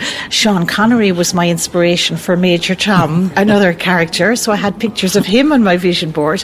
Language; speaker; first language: English; native; English